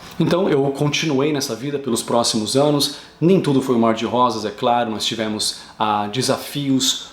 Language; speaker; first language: Portuguese; native; Portuguese